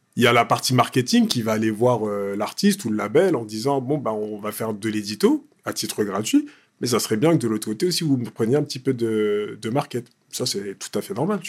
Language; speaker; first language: French; native; French